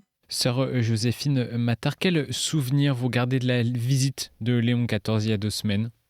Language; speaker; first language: French; native; French